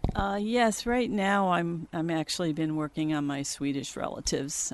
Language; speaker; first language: English; early bilingual, other home language; Swedish